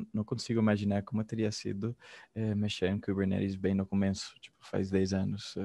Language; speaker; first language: Portuguese; non-native, fluent; Spanish